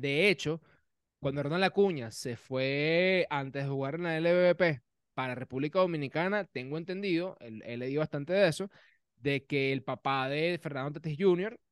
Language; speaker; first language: Spanish; native; Spanish